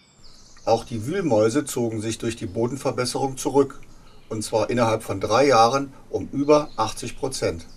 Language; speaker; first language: German; native; German